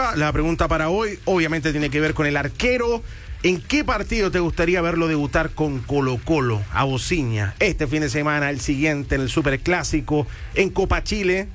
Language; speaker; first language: Spanish; native; Spanish